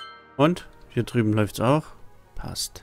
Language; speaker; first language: German; native; German